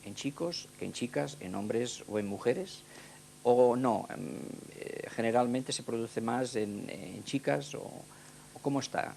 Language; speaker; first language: Spanish; non-native, local second language; Catalan